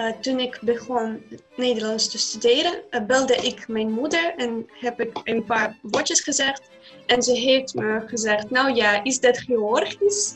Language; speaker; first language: Dutch; non-native, fluent; Russian